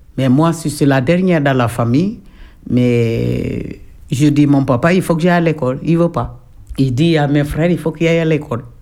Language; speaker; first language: French; non-native, local second language; Jola-Fonyi